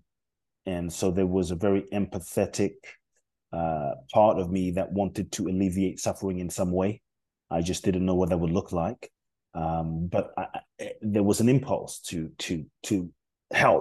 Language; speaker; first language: English; native; English